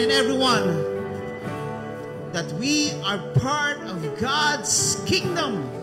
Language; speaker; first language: English; non-native, local second language; Filipino